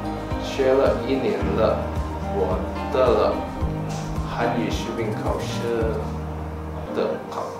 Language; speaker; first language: Chinese; non-native, learner; Indonesian